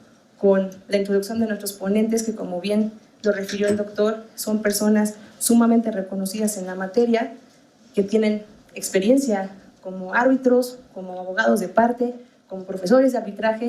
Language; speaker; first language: Spanish; native; Spanish